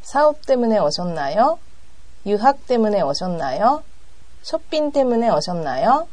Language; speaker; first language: Korean; non-native, learner; Japanese